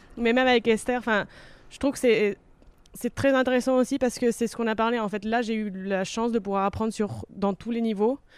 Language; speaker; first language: French; non-native, fluent; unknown